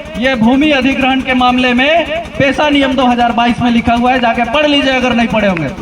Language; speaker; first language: Hindi; non-native, local second language; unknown